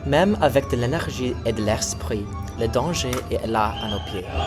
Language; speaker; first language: French; native; French